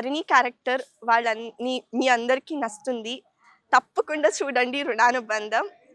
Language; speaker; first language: Telugu; non-native, learner; Kannada